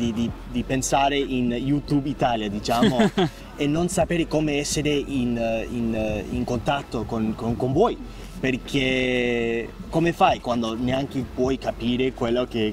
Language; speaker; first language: Italian; non-native, fluent; English